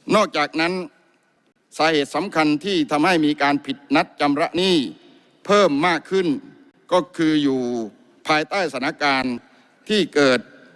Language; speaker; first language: Thai; native; Thai